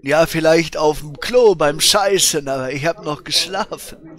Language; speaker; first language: German; native; German